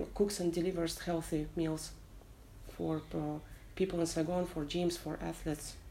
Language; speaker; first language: English; non-native, fluent; Russian